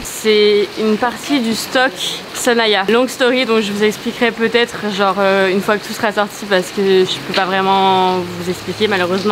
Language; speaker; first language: French; native; French